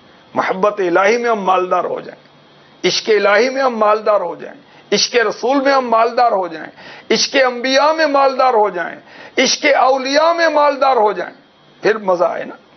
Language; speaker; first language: Urdu; native; Urdu